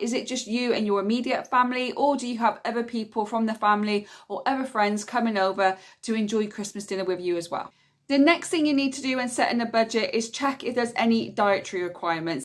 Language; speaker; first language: English; native; English